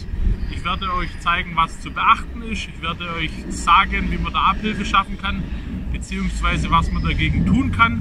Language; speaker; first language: German; native; German